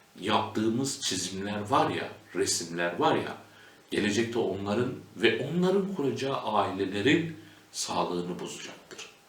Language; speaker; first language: Turkish; native; Turkish